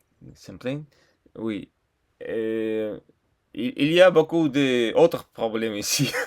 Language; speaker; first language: French; non-native, learner; Russian